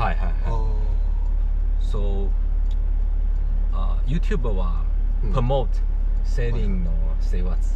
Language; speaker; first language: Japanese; non-native, learner; Chinese